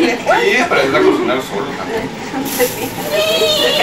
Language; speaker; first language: Spanish; non-native, learner; German